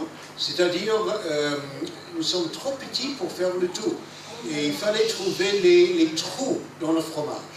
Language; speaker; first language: French; non-native, fluent; English